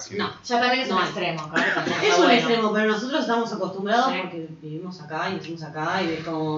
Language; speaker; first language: Spanish; native; Spanish